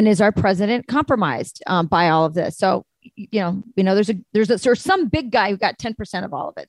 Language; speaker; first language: English; native; English